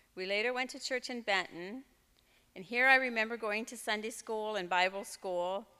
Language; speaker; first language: English; native; English